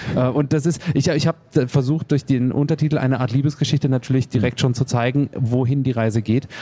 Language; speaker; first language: German; native; German